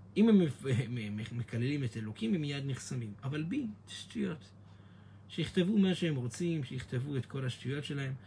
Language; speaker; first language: Hebrew; native; Hebrew